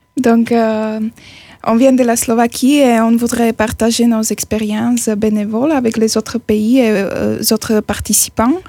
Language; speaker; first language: French; non-native, learner; Slovak